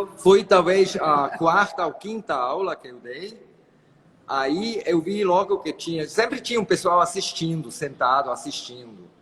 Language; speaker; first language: Portuguese; non-native, fluent; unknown